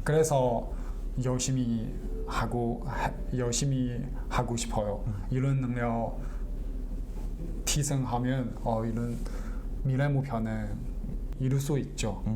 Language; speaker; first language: Korean; non-native, learner; Chinese